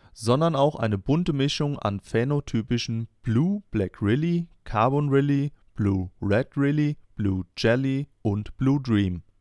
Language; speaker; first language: German; native; German